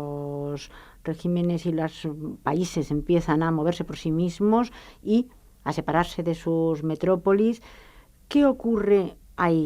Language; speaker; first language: Spanish; native; Spanish